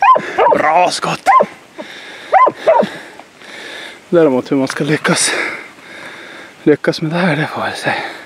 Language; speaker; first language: Swedish; native; Swedish